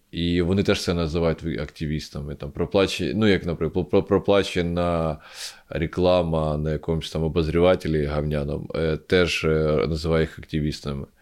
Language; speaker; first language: Ukrainian; non-native, local second language; Russian